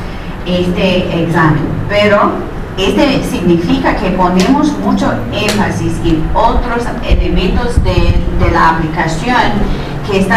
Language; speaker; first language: Spanish; non-native, fluent; English